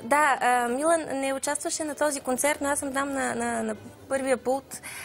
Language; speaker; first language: Bulgarian; native; Bulgarian